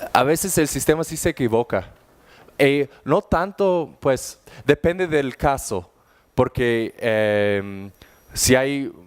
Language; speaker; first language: Spanish; non-native, fluent; German